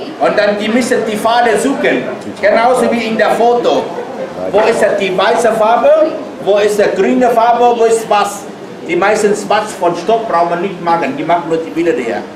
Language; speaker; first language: German; non-native, learner; Vietnamese